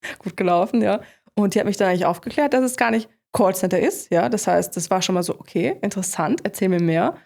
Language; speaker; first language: German; native; German